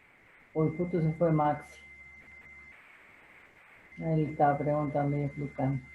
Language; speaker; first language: Spanish; native; Spanish